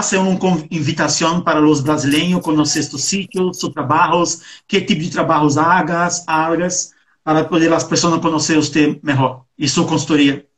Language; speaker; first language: Portuguese; non-native, learner; Spanish